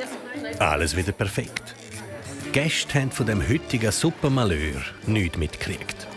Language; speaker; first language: German; native; German